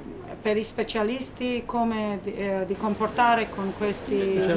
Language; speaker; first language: Italian; non-native, learner; Romanian